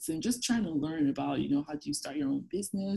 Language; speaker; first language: English; non-native, local second language; Yoruba